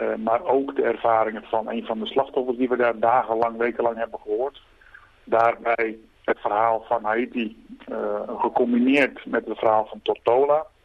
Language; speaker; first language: Dutch; native; Dutch